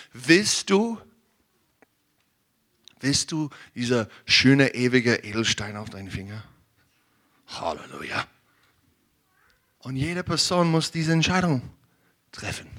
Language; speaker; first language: German; non-native, learner; English